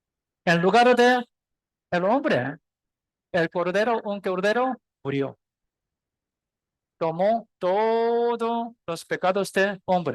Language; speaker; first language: Spanish; non-native, learner; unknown